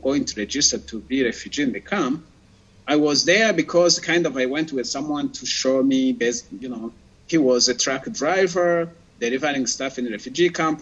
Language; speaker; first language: English; non-native, local second language; Kinyarwanda